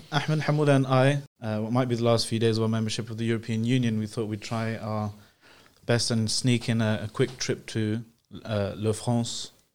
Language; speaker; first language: English; native; English